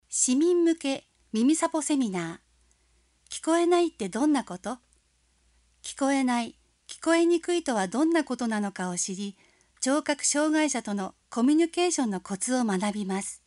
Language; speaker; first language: Japanese; native; Japanese